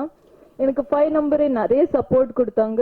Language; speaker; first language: Tamil; non-native, learner; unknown